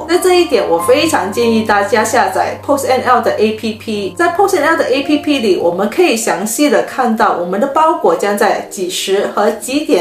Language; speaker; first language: Chinese; native; Chinese